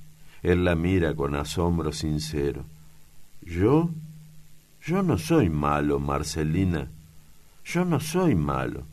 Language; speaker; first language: Spanish; native; Spanish